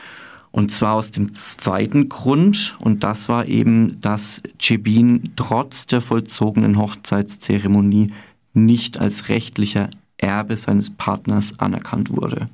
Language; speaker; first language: German; native; German